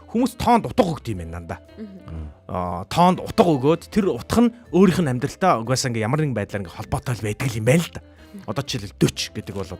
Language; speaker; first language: Mongolian; native; Mongolian